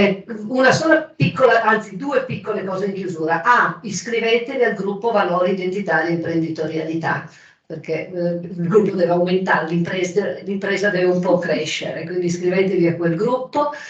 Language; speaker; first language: Italian; native; Italian